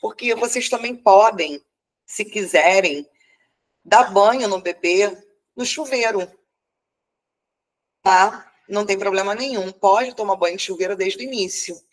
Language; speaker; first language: Portuguese; native; Portuguese